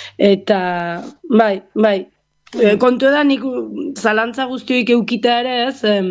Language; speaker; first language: Basque; native; Basque